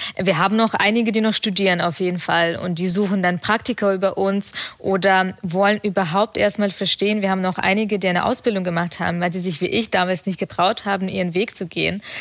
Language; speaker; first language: German; early bilingual, other home language; Russian